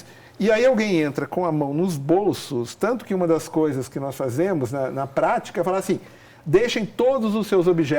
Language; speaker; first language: Portuguese; native; Portuguese